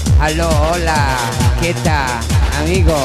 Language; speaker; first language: Spanish; non-native, learner; Italian